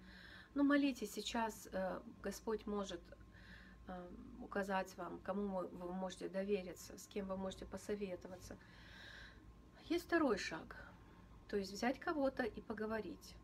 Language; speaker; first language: Russian; native; Russian